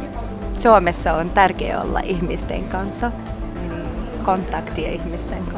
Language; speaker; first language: Finnish; non-native, learner; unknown